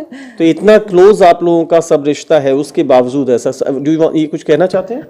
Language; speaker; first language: Hindi; native; Hindi